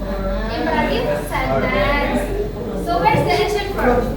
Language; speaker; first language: English; non-native, learner; Indonesian